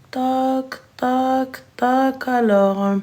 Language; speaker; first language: French; early bilingual, other home language; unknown